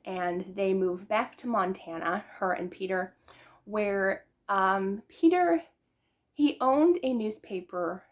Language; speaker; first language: English; native; English